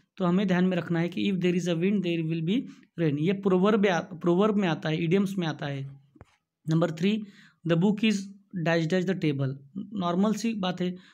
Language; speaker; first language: Hindi; non-native, local second language; Marathi